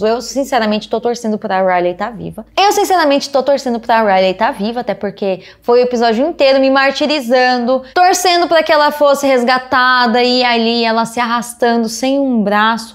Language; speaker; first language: Portuguese; native; Portuguese